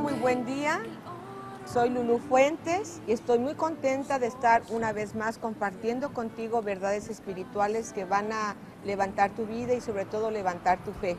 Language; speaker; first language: Spanish; native; Spanish